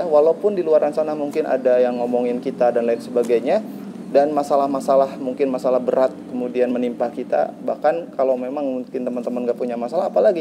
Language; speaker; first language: Indonesian; native; Indonesian